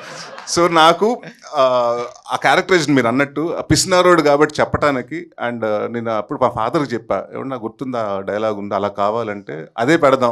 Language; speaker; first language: Telugu; native; Telugu